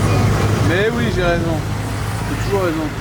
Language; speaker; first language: French; native; French